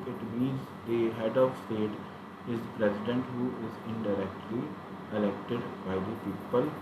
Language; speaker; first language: English; non-native, local second language; Punjabi